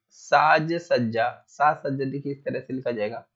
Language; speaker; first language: Hindi; native; Hindi